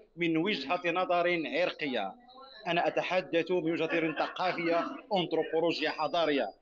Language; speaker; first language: Arabic; non-native, local second language; Berber languages